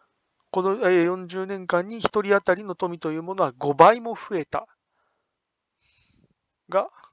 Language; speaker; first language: Japanese; native; Japanese